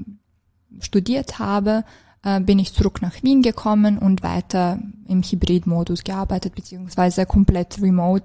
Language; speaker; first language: German; non-native, fluent; Serbian